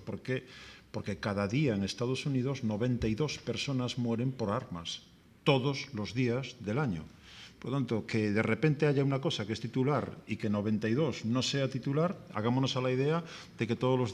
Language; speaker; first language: Spanish; native; Spanish